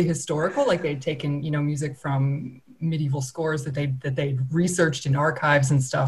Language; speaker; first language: English; native; English